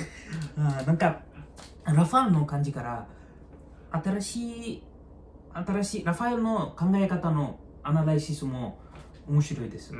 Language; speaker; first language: Japanese; non-native, learner; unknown